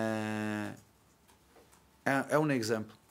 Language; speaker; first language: French; non-native, learner; Portuguese